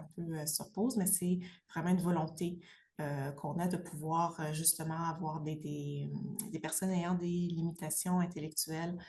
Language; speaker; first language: French; native; French